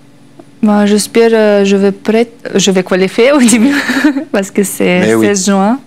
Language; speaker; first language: French; non-native, learner; Russian